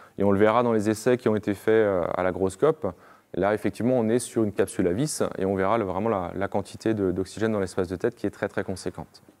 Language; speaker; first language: French; native; French